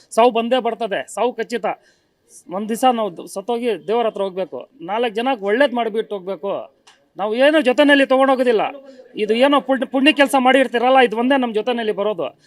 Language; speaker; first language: Kannada; non-native, local second language; Urdu